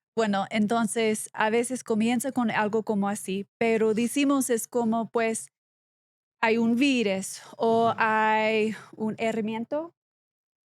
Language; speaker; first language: Spanish; non-native, learner; English